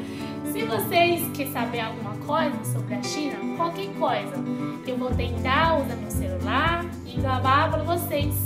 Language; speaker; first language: Portuguese; non-native, fluent; Chinese